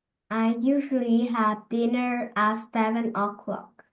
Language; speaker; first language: English; non-native, learner; Vietnamese